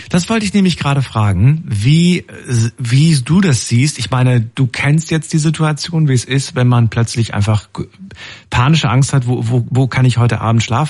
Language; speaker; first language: German; native; German